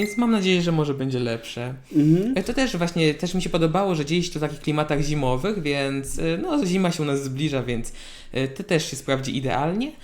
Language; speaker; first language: Polish; native; Polish